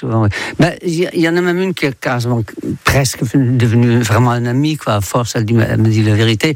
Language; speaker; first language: French; non-native, fluent; Dutch